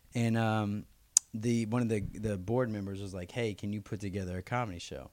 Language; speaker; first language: English; native; English